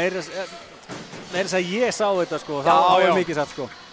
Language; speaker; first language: Icelandic; native; Icelandic